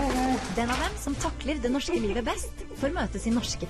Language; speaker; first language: Norwegian; native; Norwegian